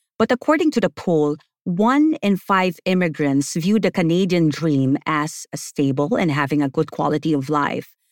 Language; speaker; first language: English; non-native, local second language; Filipino